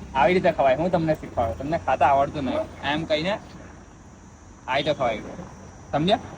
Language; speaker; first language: Gujarati; native; Gujarati